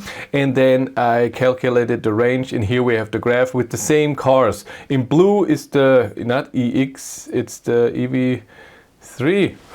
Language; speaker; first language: English; non-native, fluent; German